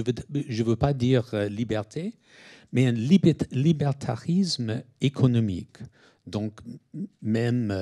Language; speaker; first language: French; non-native, fluent; English